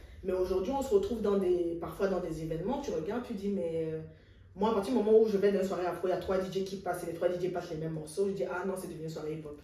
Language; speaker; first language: French; native; French